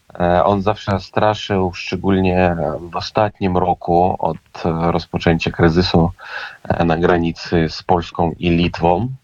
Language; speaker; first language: Polish; non-native, fluent; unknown